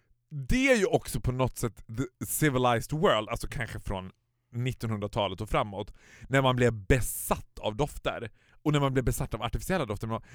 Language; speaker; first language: Swedish; native; Swedish